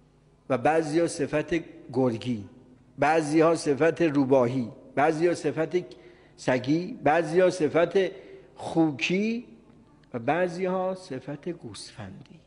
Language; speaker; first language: Persian; native; Persian